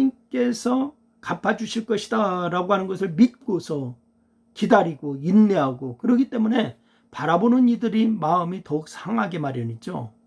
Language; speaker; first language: Korean; native; Korean